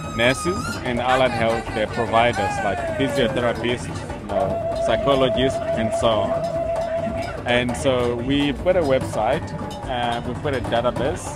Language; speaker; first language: English; non-native, local second language; Shona